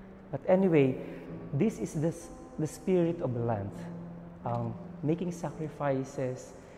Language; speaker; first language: English; non-native, local second language; Filipino